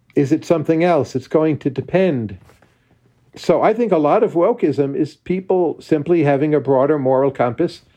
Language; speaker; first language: English; native; English